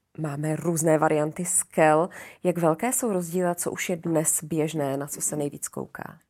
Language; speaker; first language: Czech; native; Czech